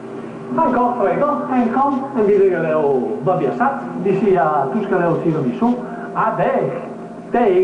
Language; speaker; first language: Danish; non-native, learner; Italian